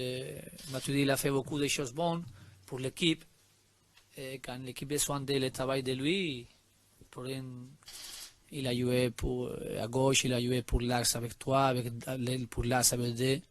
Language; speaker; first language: French; non-native, learner; Spanish